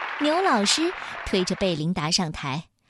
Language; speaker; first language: Chinese; native; Chinese